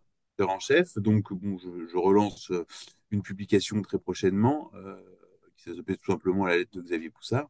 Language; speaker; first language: French; native; French